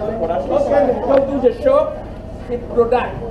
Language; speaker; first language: English; non-native, learner; Vietnamese